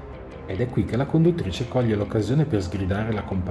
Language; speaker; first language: Italian; native; Italian